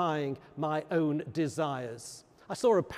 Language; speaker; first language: English; native; English